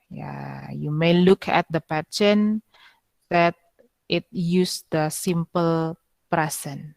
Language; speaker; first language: English; non-native, fluent; Indonesian